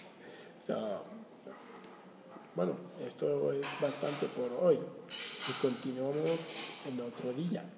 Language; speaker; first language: Spanish; non-native, learner; Swahili